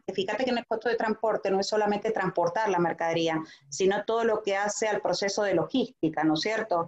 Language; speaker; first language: Spanish; native; Spanish